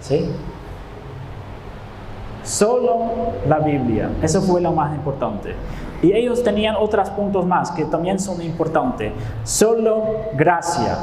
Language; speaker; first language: Spanish; non-native, fluent; Dutch